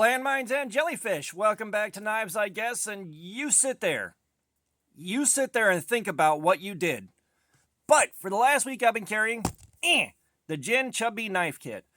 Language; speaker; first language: English; native; English